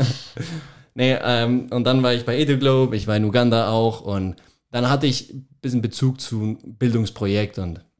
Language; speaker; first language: German; non-native, fluent; Spanish